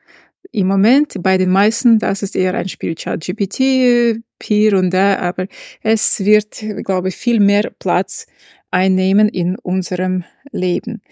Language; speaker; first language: German; non-native, fluent; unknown